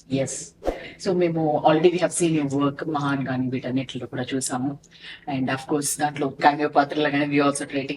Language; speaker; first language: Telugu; native; Telugu